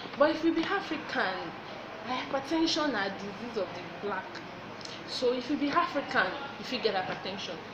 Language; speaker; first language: Nigerian Pidgin; non-native, local second language; Yoruba